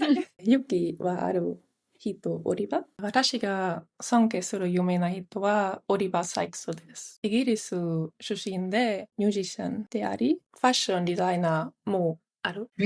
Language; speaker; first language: Japanese; non-native, learner; German